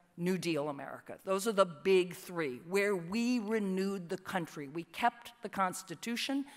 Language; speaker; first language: English; native; English